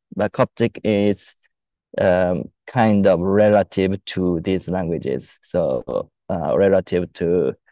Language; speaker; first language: English; non-native, fluent; Japanese